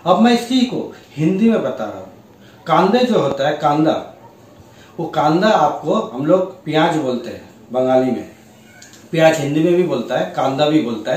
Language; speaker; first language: Hindi; non-native, local second language; Bangla